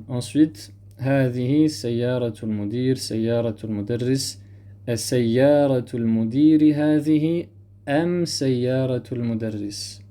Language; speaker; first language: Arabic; non-native, fluent; French